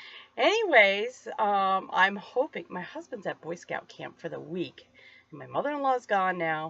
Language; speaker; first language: English; native; English